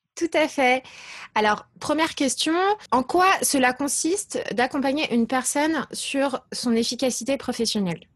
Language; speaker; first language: French; native; French